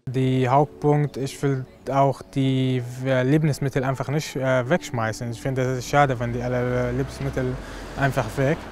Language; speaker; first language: German; non-native, learner; Arabic